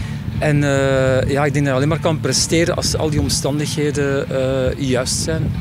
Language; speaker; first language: Dutch; native; Dutch